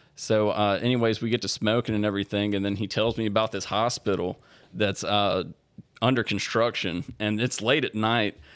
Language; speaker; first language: English; native; English